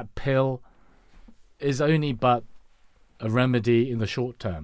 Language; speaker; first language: English; non-native, local second language; Cantonese